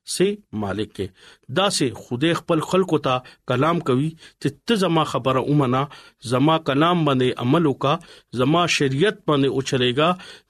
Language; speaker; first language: Pashto; non-native, local second language; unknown